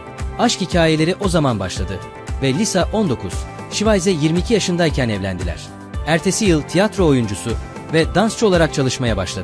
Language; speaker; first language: Turkish; native; Turkish